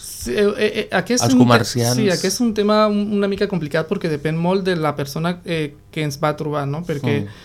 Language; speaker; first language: Catalan; non-native, learner; Spanish